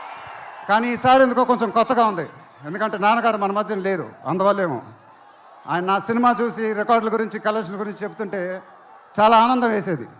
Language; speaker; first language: Telugu; native; Telugu